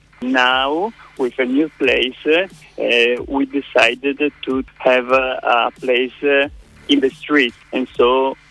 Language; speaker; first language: English; non-native, learner; Italian